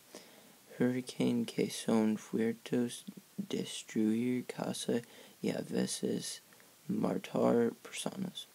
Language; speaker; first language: Spanish; non-native, learner; English